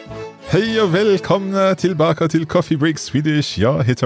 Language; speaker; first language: Swedish; non-native, learner; English